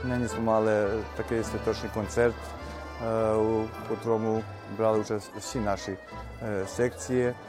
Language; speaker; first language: Ukrainian; early bilingual, heritage; Ukrainian